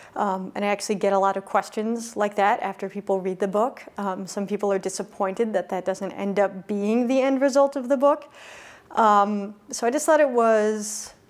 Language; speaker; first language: English; native; English